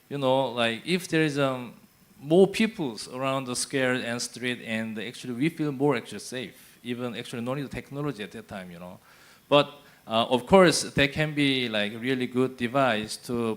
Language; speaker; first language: English; non-native, fluent; Korean